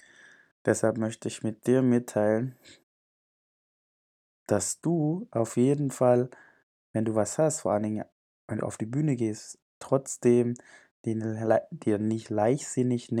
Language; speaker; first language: German; non-native, fluent; Indonesian